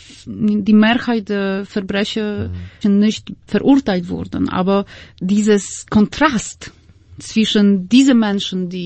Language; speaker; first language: German; non-native, fluent; Polish